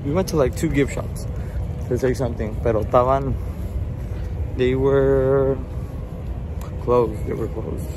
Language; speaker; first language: English; early bilingual, other home language; Spanish